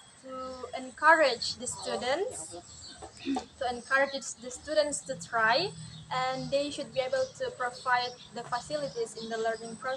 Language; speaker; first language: English; non-native, learner; Indonesian